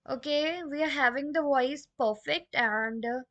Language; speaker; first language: English; non-native, local second language; Punjabi